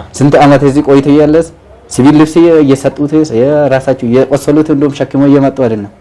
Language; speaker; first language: Amharic; non-native, local second language; Oromo